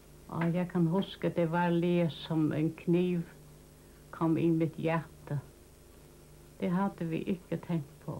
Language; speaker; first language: Danish; non-native, local second language; Faroese